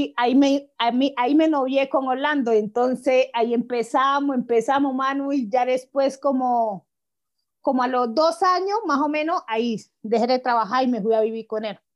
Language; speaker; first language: Spanish; native; Spanish